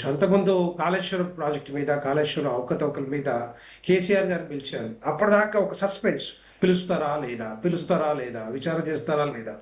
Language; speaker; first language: Telugu; native; Telugu